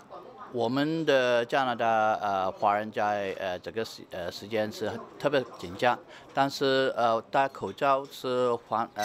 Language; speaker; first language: Chinese; early bilingual, heritage; Chinese